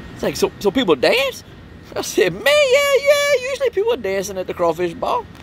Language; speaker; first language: English; native; English